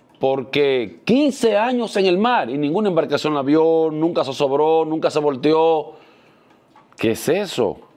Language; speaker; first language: Spanish; native; Spanish